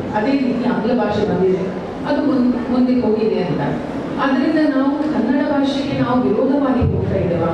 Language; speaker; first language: Kannada; native; Kannada